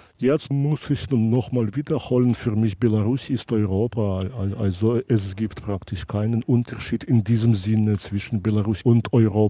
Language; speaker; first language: German; non-native, local second language; Belarusian